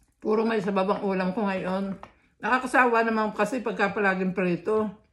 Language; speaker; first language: Filipino; native; Filipino